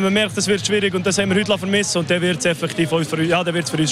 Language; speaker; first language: German; native; German